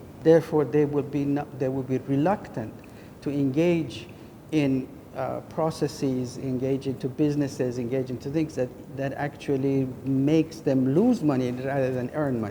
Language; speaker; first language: English; non-native, fluent; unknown